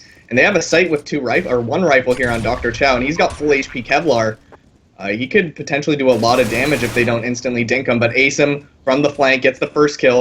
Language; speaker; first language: English; native; English